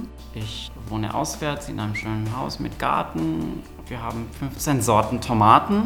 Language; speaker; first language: German; non-native, local second language; Romanian